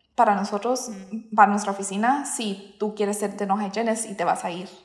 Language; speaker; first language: Spanish; early bilingual, heritage; Spanish